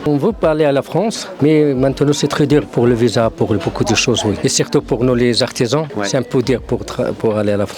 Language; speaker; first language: French; non-native, local second language; Arabic